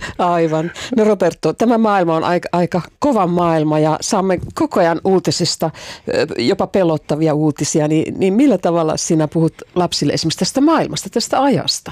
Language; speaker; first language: Finnish; native; Finnish